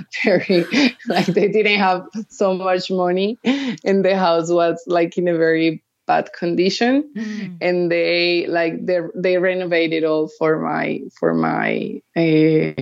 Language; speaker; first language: English; early bilingual, other home language; Spanish